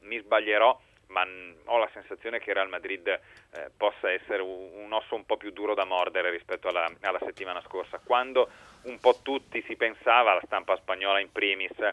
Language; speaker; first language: Italian; native; Italian